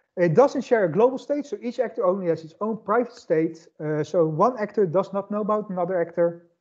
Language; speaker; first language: English; non-native, fluent; Dutch